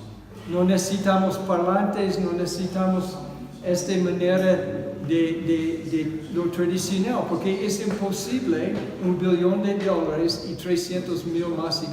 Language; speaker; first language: Spanish; non-native, fluent; English